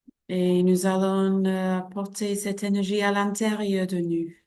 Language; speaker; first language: French; non-native, fluent; English